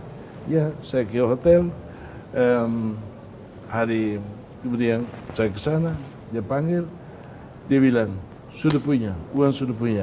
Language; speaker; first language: Indonesian; non-native, fluent; Tetum